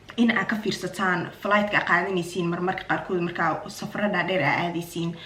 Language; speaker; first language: Somali; early bilingual, heritage; Somali